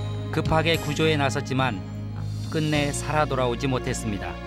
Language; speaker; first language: Korean; native; Korean